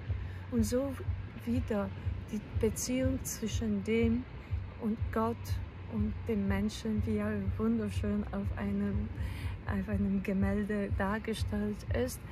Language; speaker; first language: German; non-native, fluent; Polish